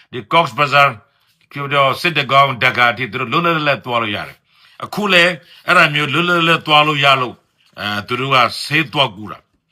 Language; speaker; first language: Burmese; non-native, local second language; Rohingya